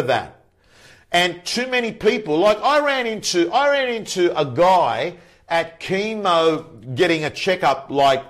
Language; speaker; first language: English; native; English